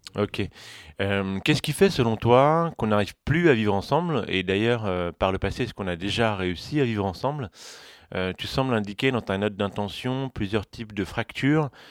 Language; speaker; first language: French; native; French